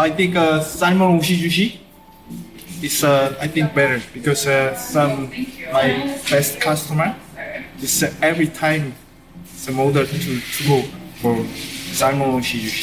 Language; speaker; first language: English; non-native, learner; Korean